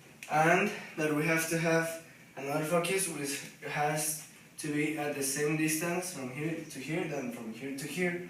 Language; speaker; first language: English; non-native, fluent; Spanish